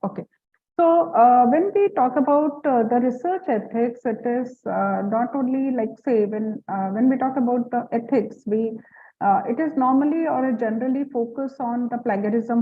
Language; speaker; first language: English; non-native, local second language; Hindi